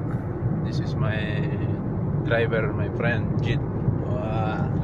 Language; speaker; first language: English; non-native, learner; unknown